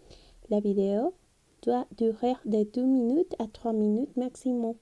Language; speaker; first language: French; non-native, fluent; Spanish